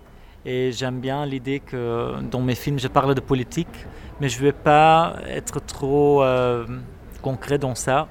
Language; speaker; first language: French; non-native, local second language; Dutch